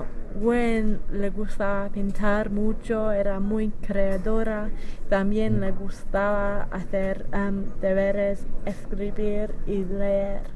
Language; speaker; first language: Spanish; non-native, learner; English